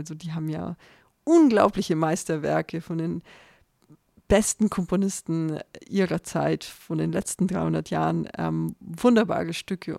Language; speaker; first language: German; native; German